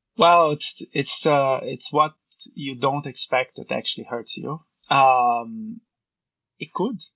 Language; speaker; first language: English; non-native, fluent; Portuguese